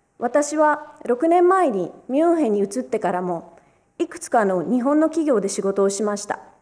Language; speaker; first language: Japanese; early bilingual, other home language; Romanian